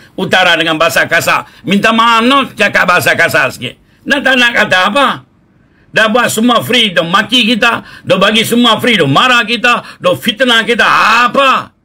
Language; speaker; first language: Malay; non-native, local second language; Tamil